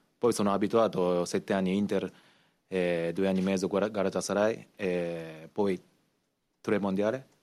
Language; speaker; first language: Italian; non-native, learner; Japanese